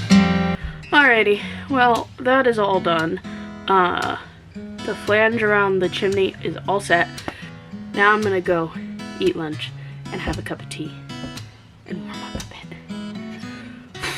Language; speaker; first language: English; native; English